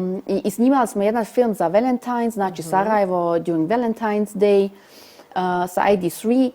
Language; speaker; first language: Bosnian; early bilingual, heritage; Bosnian